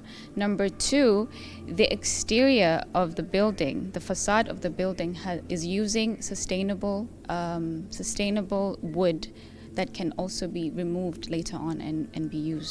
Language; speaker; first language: English; non-native, local second language; Arabic